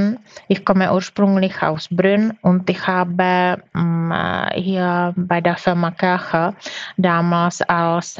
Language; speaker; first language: German; non-native, fluent; Czech